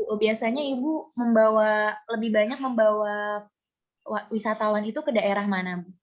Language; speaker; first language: Indonesian; native; Indonesian